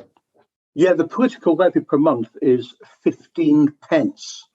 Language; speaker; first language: English; native; English